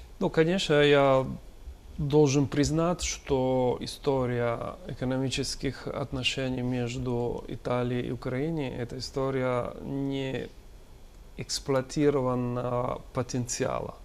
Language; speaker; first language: Russian; non-native, fluent; Italian